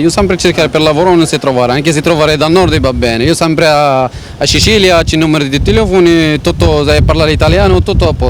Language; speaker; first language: Italian; non-native, learner; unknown